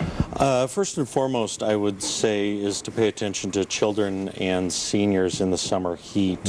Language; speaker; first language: English; native; English